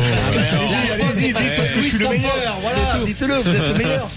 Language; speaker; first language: French; native; French